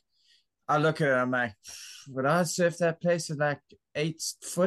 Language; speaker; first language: English; native; English